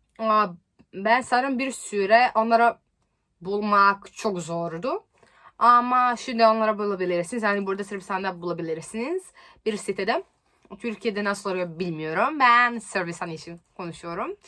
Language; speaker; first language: Turkish; non-native, learner; Serbian